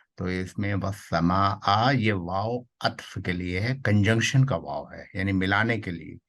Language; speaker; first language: Urdu; native; Urdu